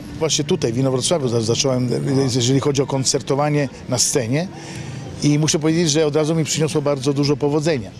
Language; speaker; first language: Polish; non-native, fluent; Italian